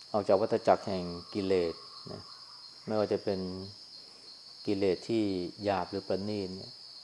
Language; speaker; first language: Thai; native; Thai